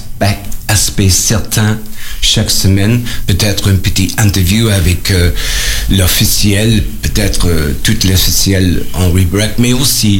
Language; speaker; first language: French; non-native, learner; English